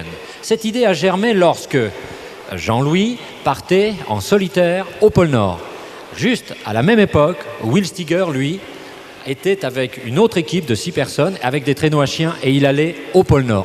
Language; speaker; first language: French; native; French